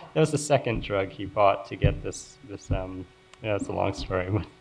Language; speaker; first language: English; native; English